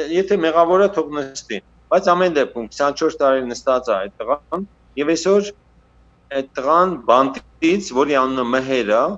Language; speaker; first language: Armenian; native; Armenian